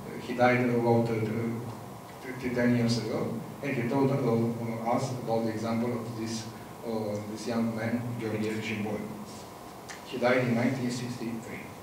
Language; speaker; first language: English; non-native, fluent; Romanian